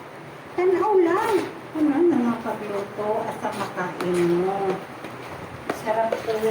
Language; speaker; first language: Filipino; non-native, local second language; Cebuano